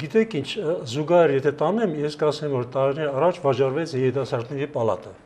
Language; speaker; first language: Armenian; native; Armenian